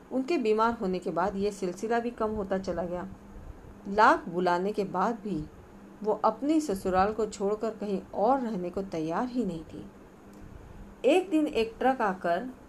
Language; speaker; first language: Hindi; non-native, local second language; Marathi